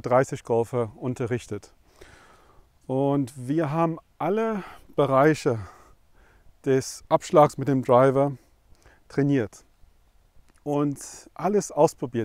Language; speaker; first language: German; non-native, fluent; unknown